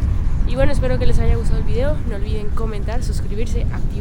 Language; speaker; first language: Spanish; native; Spanish